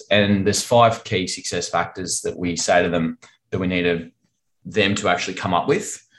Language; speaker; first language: English; native; English